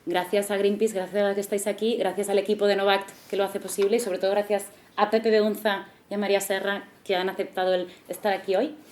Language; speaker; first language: Spanish; non-native, local second language; Catalan